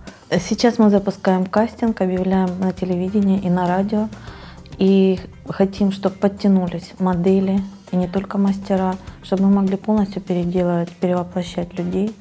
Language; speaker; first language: Russian; native; Russian